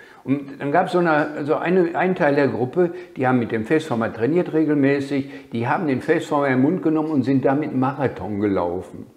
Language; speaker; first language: German; native; German